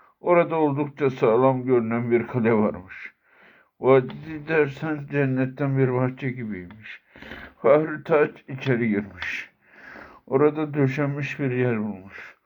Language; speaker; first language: Turkish; native; Turkish